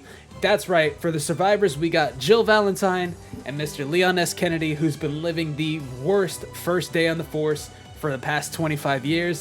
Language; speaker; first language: English; native; English